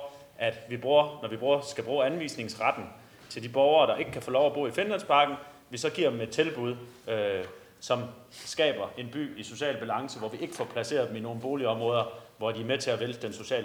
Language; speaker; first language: Danish; native; Danish